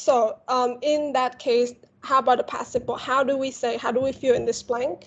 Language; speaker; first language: English; non-native, fluent; Vietnamese